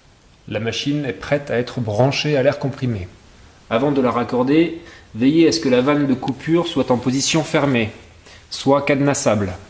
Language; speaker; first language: French; native; French